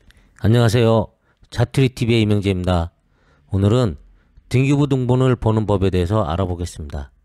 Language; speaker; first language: Korean; native; Korean